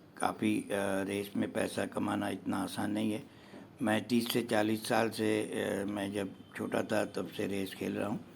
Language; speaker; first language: Hindi; non-native, local second language; Gujarati